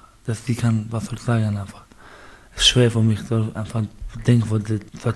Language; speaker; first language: German; non-native, learner; Persian